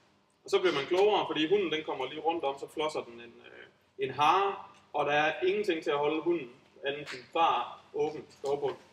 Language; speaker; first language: Danish; native; Danish